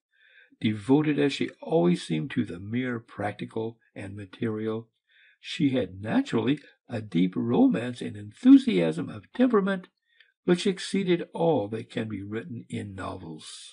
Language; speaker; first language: English; native; English